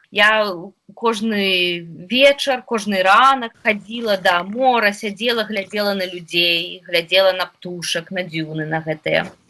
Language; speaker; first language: Belarusian; non-native, local second language; Russian